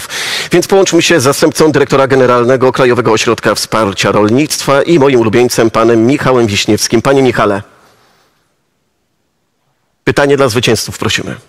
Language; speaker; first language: Polish; native; Polish